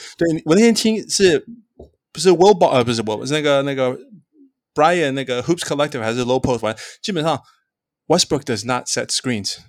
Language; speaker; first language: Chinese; early bilingual, heritage; Chinese